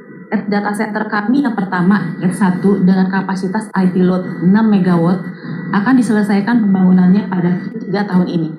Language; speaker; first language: Indonesian; native; Indonesian